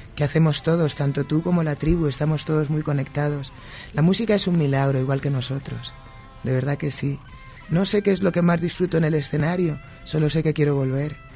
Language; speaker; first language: Spanish; native; Spanish